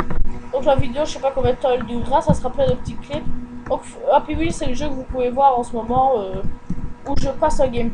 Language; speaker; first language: French; native; French